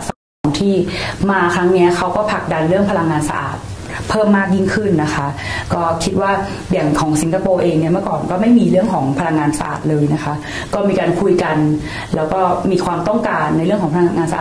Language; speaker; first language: Thai; native; Thai